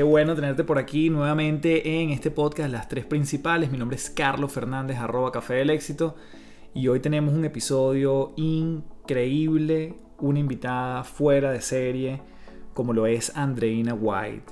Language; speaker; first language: Spanish; native; Spanish